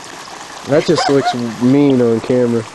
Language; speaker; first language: English; native; English